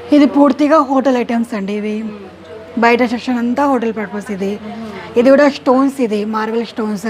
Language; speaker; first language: Telugu; non-native, local second language; Urdu